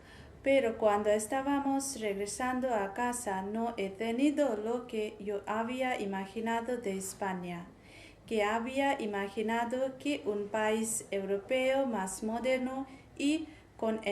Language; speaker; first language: Spanish; non-native, learner; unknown